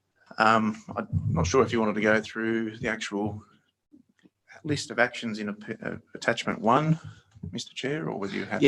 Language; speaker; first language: English; native; English